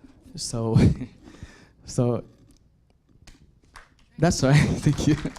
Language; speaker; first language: English; non-native, learner; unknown